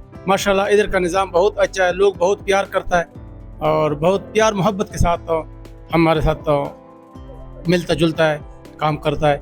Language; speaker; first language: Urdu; non-native, local second language; Pashto